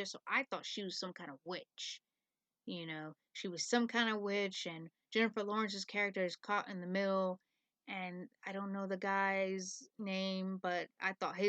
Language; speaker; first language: English; native; English